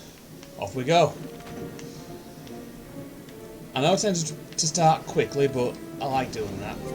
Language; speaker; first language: English; native; English